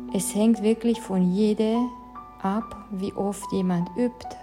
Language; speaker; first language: German; non-native, fluent; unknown